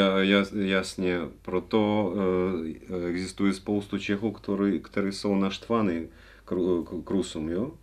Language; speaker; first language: Czech; non-native, learner; Russian